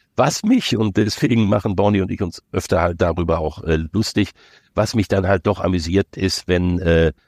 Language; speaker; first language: German; native; German